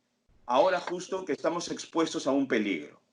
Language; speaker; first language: Spanish; native; Spanish